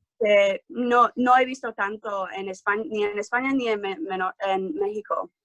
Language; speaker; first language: Spanish; non-native, fluent; English